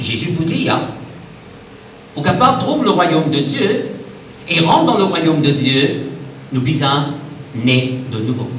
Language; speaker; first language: French; non-native, local second language; Morisyen